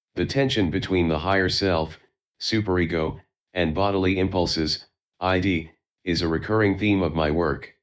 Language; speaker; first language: English; non-native, fluent; Chinese